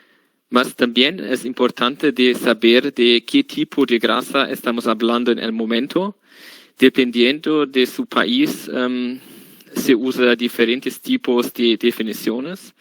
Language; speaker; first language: Spanish; non-native, learner; German